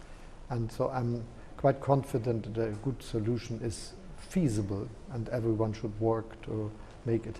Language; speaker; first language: English; non-native, fluent; German